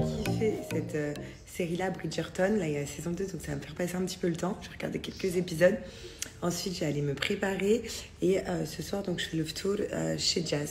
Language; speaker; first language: French; native; French